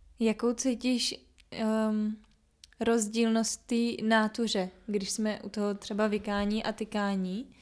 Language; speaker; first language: Czech; native; Czech